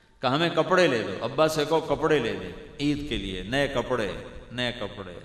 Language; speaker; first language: Urdu; non-native, local second language; Punjabi